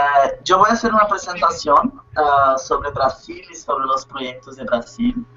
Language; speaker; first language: Spanish; non-native, learner; Portuguese